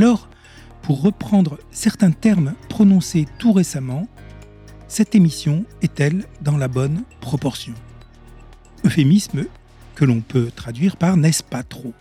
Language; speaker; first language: French; native; French